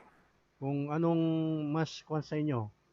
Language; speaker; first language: Filipino; native; Filipino